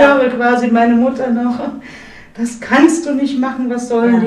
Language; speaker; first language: German; native; German